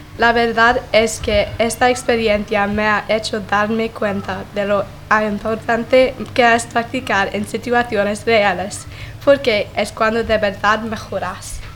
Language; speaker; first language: Spanish; non-native, learner; English